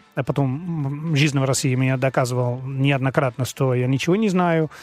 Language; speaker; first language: Russian; non-native, learner; Dutch